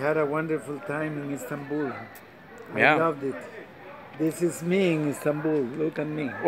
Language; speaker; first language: English; non-native, fluent; Spanish